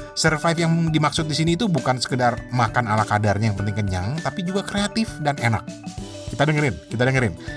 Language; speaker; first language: Indonesian; native; Indonesian